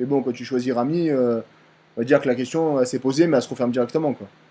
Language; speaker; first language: French; native; French